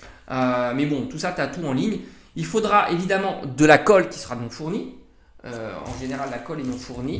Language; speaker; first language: French; native; French